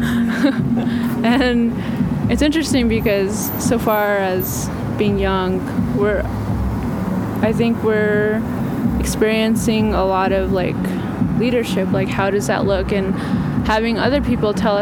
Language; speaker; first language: English; native; English